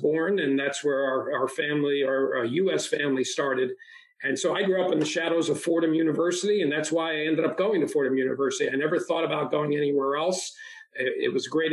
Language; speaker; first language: English; early bilingual, other home language; Italian